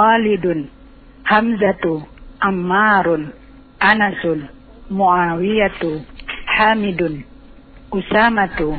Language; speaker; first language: Arabic; non-native, learner; Indonesian